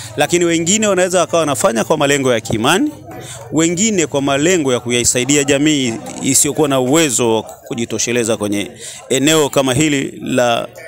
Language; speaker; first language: Swahili; native; Swahili